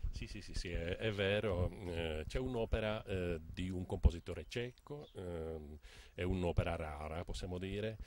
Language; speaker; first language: Italian; non-native, fluent; Czech